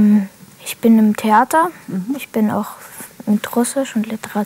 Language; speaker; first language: German; early bilingual, other home language; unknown